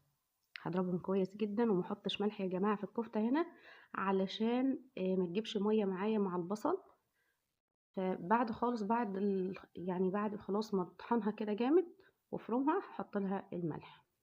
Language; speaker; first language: Arabic; native; Arabic